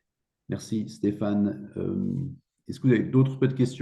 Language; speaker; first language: French; native; French